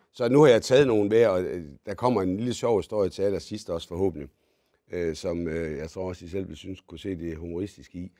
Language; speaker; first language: Danish; native; Danish